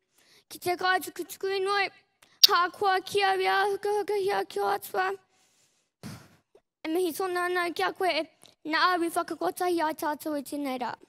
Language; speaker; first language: Māori; non-native, local second language; English